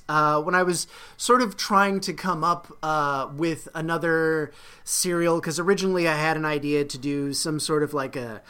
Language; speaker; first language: English; native; English